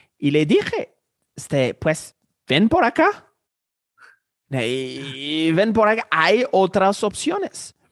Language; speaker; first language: Spanish; non-native, fluent; Haitian Creole